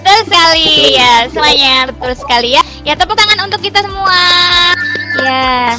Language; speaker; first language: Indonesian; native; Indonesian